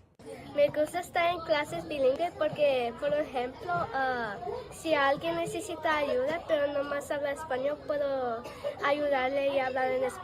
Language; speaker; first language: Spanish; non-native, learner; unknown